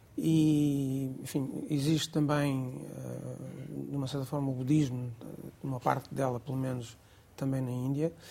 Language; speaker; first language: Portuguese; non-native, local second language; Gujarati